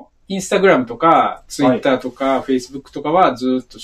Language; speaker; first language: Japanese; native; Japanese